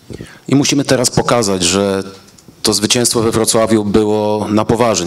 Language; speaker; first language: Polish; native; Polish